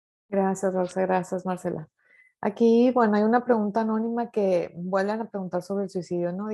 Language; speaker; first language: Spanish; native; Spanish